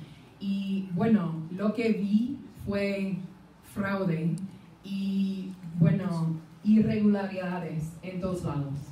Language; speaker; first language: Spanish; non-native, fluent; English